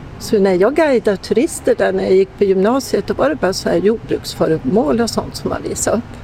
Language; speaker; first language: Swedish; native; Swedish